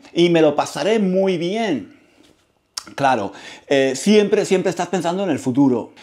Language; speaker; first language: Spanish; native; Spanish